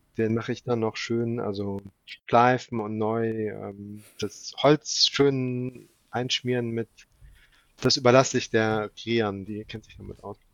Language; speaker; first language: German; non-native, fluent; English